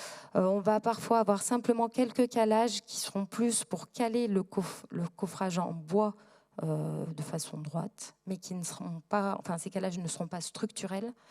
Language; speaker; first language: French; native; French